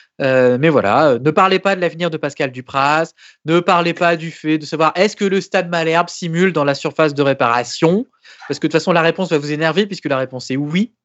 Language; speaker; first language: French; native; French